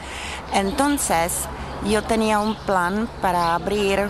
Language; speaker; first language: Spanish; non-native, learner; Czech